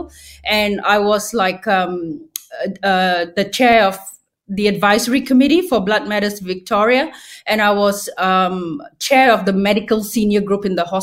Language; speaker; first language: English; non-native, local second language; Tamil